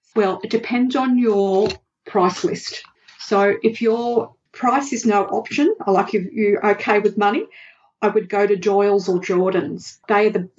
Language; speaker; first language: English; native; English